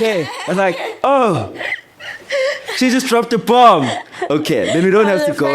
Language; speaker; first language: English; non-native, local second language; Zulu